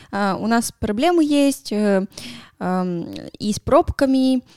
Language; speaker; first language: Russian; non-native, fluent; Spanish